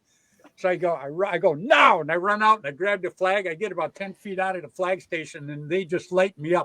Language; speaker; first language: English; native; English